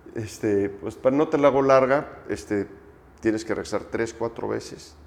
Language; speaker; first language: Spanish; native; Spanish